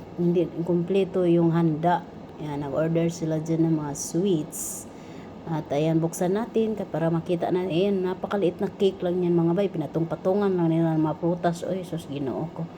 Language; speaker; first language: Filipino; non-native, local second language; Cebuano